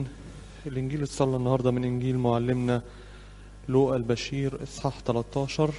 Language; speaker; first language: Arabic; native; Arabic